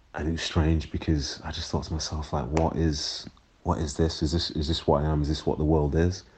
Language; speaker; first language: English; native; English